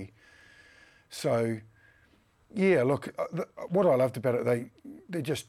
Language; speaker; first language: English; native; English